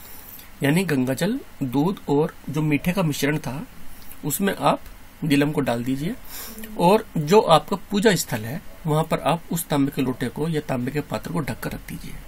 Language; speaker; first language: Hindi; native; Hindi